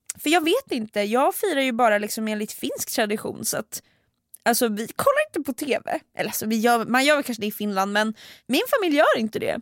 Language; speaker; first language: Swedish; early bilingual, other home language; Finnish